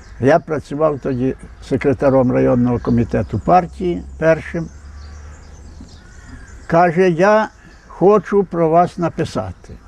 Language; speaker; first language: Ukrainian; native; Ukrainian